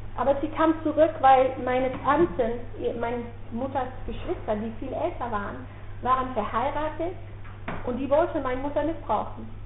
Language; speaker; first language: German; non-native, fluent; Dutch